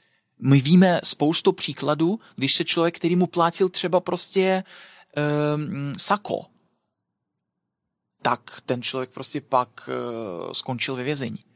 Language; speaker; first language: Czech; non-native, fluent; Belarusian